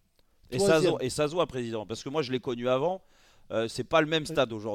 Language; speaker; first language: French; native; French